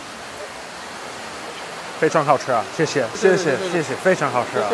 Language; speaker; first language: Chinese; non-native, learner; English